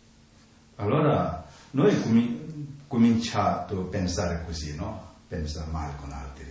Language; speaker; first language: Italian; non-native, learner; Tibetan